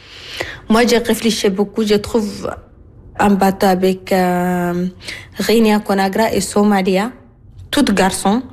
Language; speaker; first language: French; non-native, learner; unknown